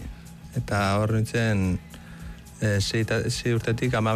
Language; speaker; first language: Basque; early bilingual, other home language; Arabic